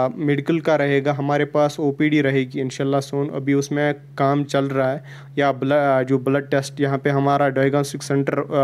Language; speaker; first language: Hindi; non-native, local second language; Kashmiri